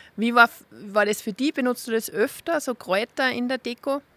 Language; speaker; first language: German; native; German